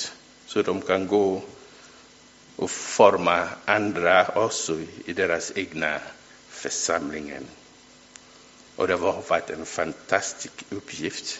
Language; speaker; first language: Swedish; non-native, fluent; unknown